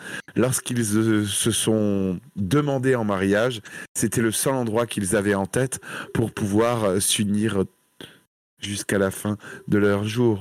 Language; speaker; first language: French; native; French